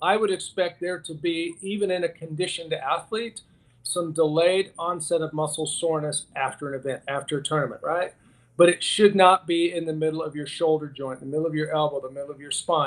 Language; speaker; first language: English; native; English